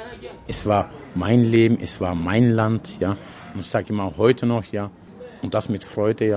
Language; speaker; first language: German; early bilingual, other home language; Turkish